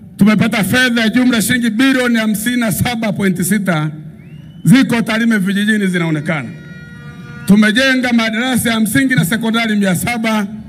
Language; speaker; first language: Swahili; non-native, local second language; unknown